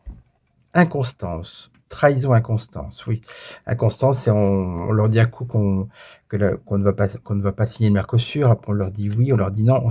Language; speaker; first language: French; native; French